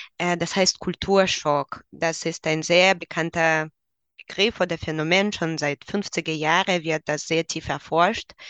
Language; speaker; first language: German; non-native, fluent; Russian